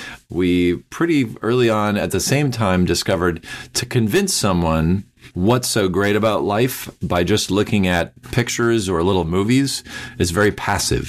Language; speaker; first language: English; native; English